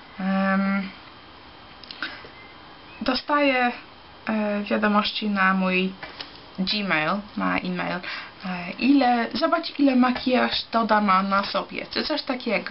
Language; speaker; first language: Polish; early bilingual, heritage; Polish